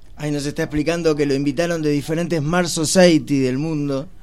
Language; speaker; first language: Spanish; native; Spanish